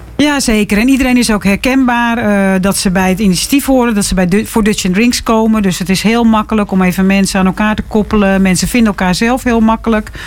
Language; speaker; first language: Dutch; native; Dutch